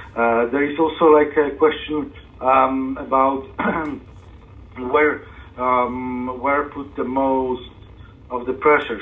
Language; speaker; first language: English; non-native, fluent; Polish